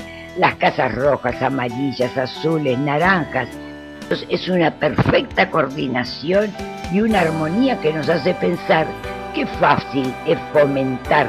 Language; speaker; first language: Spanish; native; Spanish